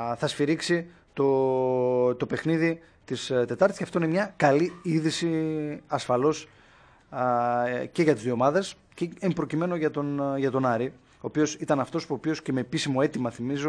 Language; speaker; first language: Greek; native; Greek